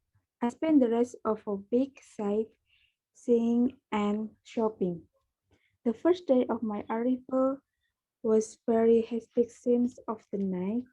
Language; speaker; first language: English; non-native, learner; Indonesian